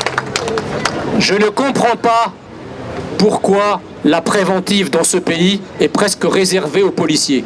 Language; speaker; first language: French; early bilingual, other home language; Arabic